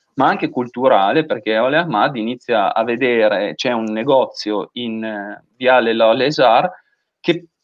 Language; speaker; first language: Italian; native; Italian